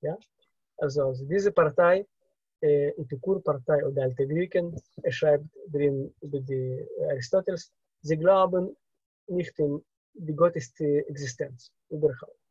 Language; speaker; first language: German; non-native, learner; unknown